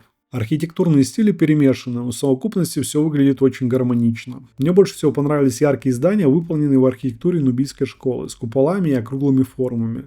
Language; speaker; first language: Russian; native; Russian